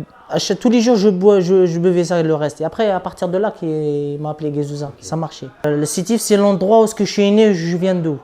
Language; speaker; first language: French; non-native, local second language; Arabic